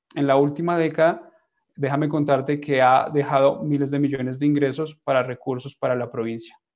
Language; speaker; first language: Spanish; native; Spanish